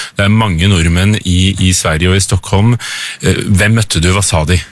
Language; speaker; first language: Norwegian; native; Norwegian